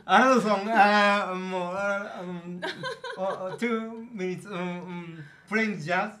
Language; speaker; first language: English; non-native, learner; Japanese